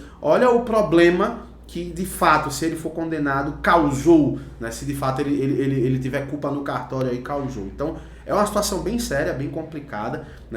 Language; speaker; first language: Portuguese; native; Portuguese